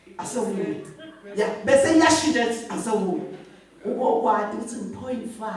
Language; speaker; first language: Zulu; non-native, local second language; Swati